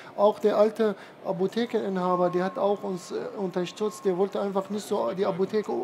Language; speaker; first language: German; non-native, fluent; Arabic